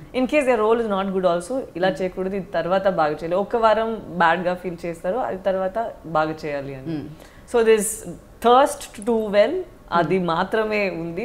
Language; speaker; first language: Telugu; non-native, fluent; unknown